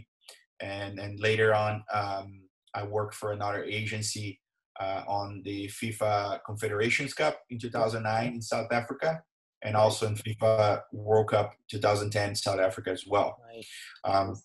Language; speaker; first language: English; non-native, fluent; Portuguese